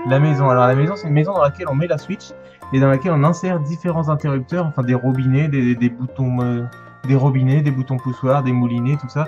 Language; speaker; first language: French; native; French